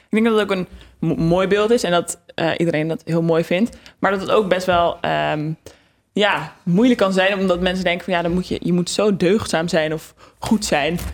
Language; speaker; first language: Dutch; native; Dutch